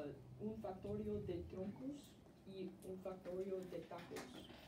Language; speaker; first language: Spanish; non-native, learner; English